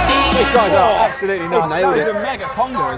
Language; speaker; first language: English; native; English